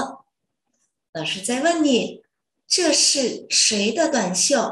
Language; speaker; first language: Chinese; non-native, fluent; Vietnamese